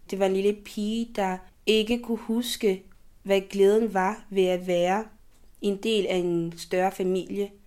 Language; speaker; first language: Danish; early bilingual, other home language; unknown